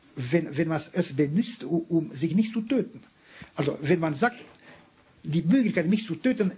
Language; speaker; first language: German; non-native, fluent; Romanian